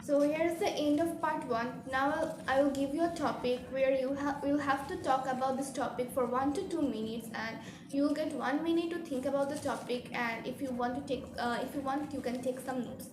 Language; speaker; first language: English; non-native, fluent; Bangla